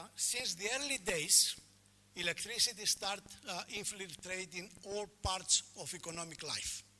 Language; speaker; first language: English; non-native, fluent; Greek